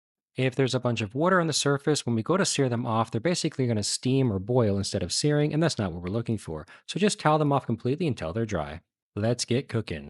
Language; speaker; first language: English; native; English